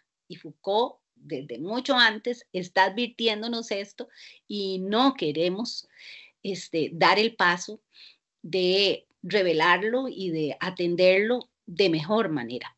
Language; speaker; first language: Spanish; native; Spanish